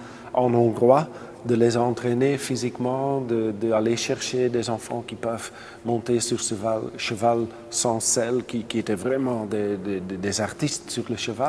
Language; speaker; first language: French; non-native, local second language; Dutch